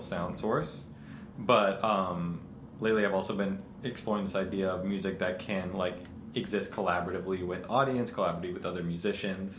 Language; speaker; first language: English; native; English